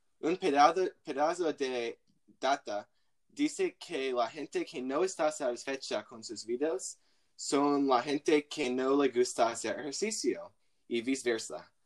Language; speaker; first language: Spanish; non-native, learner; English